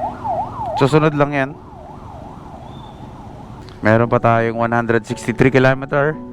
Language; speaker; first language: Filipino; native; Filipino